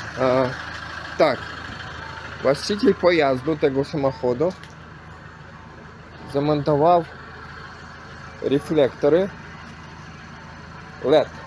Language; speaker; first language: Polish; non-native, learner; Ukrainian